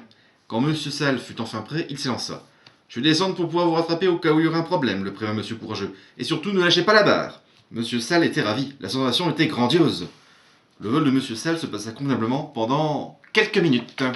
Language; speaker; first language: French; native; French